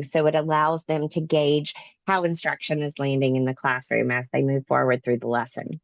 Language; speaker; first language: English; native; English